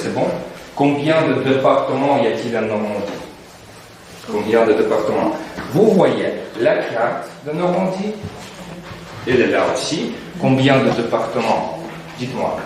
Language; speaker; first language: French; non-native, fluent; Russian